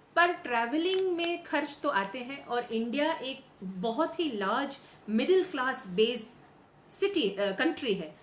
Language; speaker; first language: Hindi; non-native, local second language; Gujarati